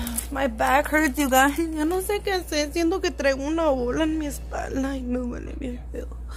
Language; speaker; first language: Spanish; early bilingual, heritage; Spanish